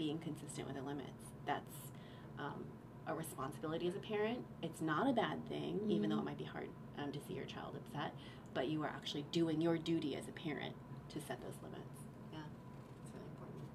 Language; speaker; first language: English; native; English